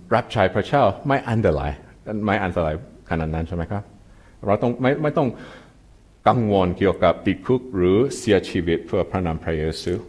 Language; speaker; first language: Thai; non-native, fluent; English